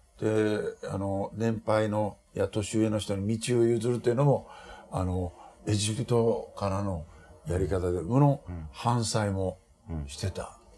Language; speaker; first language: Japanese; native; Japanese